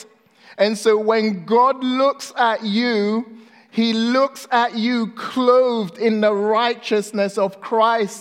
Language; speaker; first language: English; non-native, local second language; Akan